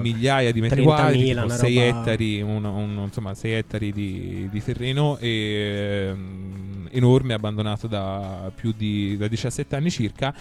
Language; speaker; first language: Italian; native; Italian